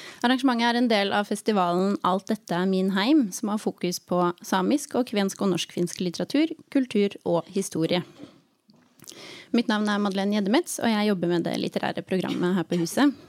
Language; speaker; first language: Norwegian; native; Norwegian